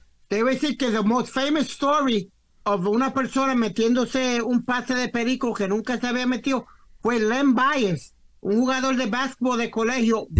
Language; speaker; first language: Spanish; native; Spanish